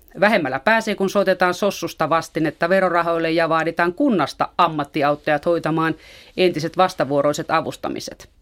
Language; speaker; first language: Finnish; native; Finnish